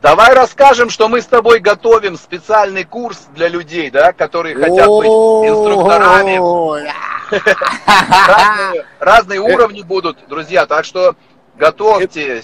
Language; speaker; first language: Russian; native; Russian